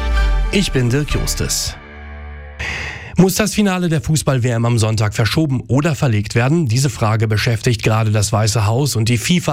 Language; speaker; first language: German; native; German